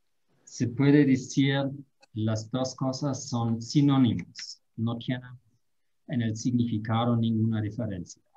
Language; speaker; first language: Spanish; non-native, fluent; German